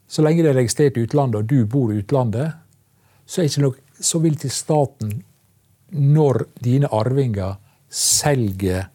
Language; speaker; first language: Norwegian; native; Norwegian